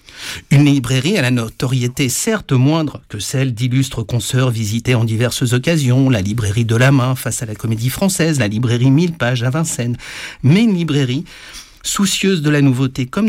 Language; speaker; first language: French; native; French